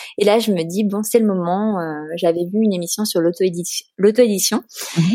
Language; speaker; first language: French; native; French